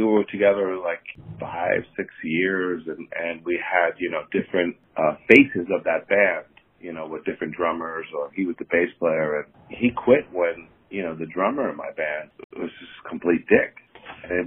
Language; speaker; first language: English; native; English